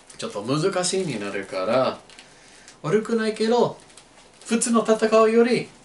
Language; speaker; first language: Japanese; non-native, learner; English